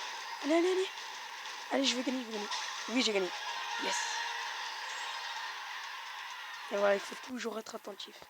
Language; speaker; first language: French; native; French